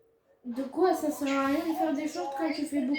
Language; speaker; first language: French; native; French